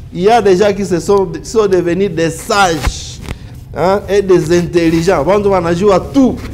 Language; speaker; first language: French; non-native, local second language; Swahili